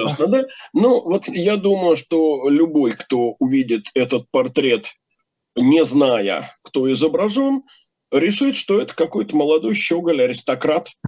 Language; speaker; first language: Russian; native; Russian